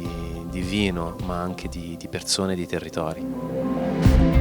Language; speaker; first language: Italian; native; Italian